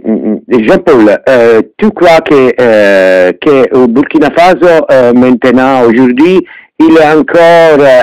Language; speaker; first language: French; non-native, learner; Italian